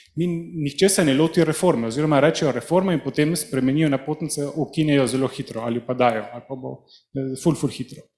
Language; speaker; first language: Slovenian; early bilingual, heritage; Slovenian